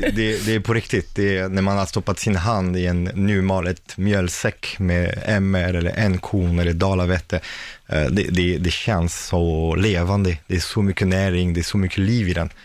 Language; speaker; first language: Swedish; non-native, fluent; French